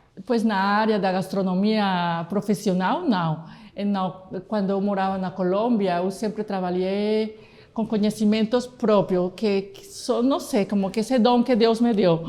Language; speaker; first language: Portuguese; non-native, fluent; Spanish